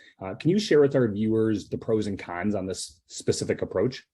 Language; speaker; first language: English; native; English